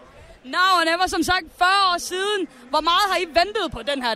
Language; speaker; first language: Danish; native; Danish